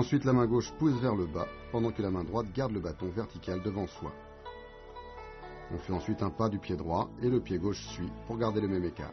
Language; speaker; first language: French; non-native, fluent; Chinese